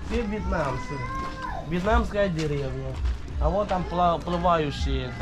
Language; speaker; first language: Russian; non-native, fluent; Khmer